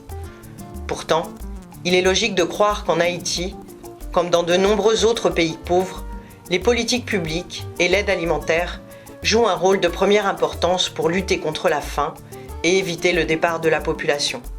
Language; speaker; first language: French; native; French